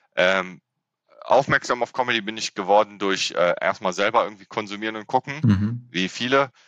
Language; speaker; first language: German; native; German